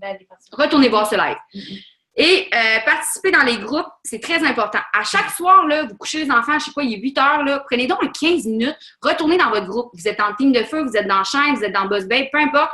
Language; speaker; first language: French; native; French